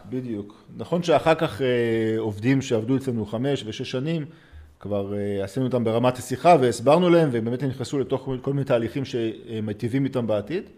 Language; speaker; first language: Hebrew; native; Hebrew